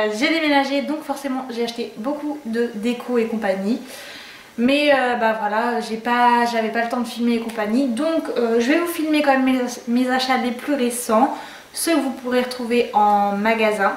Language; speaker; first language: French; native; French